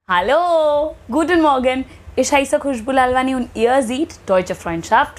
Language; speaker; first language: German; non-native, fluent; Hindi